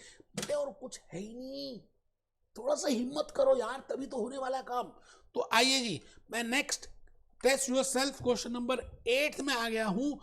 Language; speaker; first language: Hindi; native; Hindi